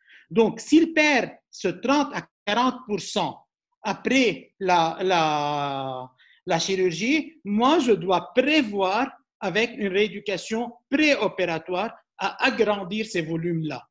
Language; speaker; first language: French; non-native, local second language; Arabic